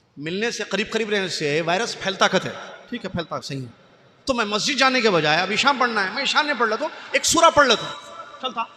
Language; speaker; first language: Urdu; native; Urdu